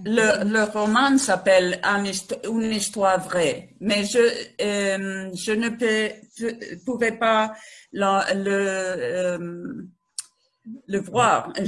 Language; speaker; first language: French; non-native, learner; Spanish